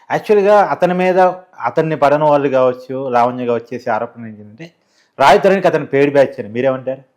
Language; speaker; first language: Telugu; native; Telugu